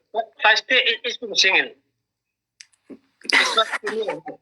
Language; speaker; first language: German; non-native, learner; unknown